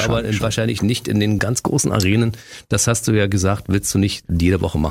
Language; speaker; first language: German; native; German